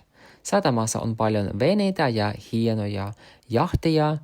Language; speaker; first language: Finnish; non-native, learner; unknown